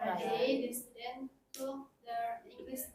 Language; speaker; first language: English; non-native, learner; Indonesian